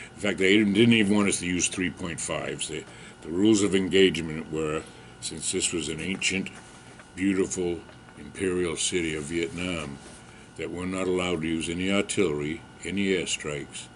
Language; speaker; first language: English; native; English